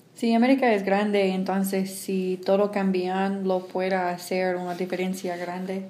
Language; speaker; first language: Spanish; non-native, learner; English